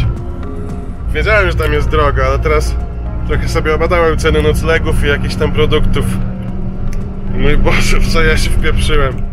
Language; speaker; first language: Polish; native; Polish